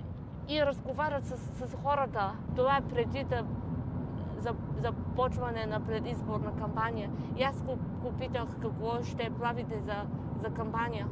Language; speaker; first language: Bulgarian; non-native, learner; Chinese